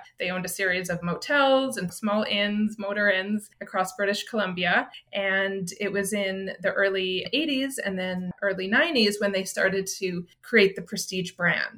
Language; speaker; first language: English; native; English